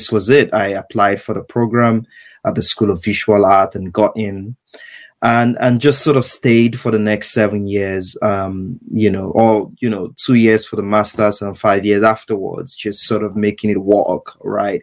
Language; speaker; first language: English; non-native, local second language; Igbo